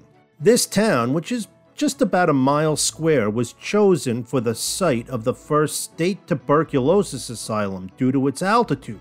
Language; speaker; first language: English; native; English